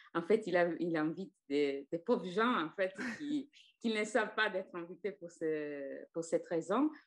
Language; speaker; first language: French; non-native, fluent; Italian